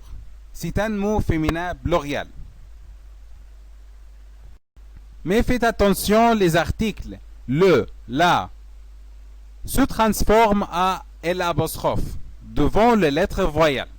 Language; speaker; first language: French; non-native, fluent; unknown